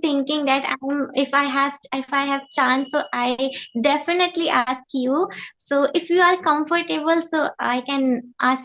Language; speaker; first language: English; non-native, learner; Hindi